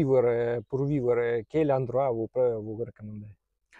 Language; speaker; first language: French; non-native, learner; Russian